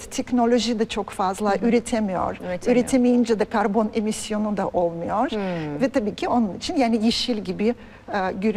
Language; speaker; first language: Turkish; non-native, fluent; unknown